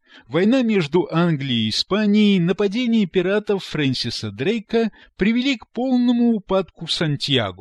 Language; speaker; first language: Russian; native; Russian